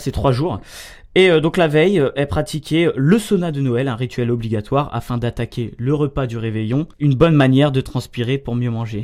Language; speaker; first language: French; native; French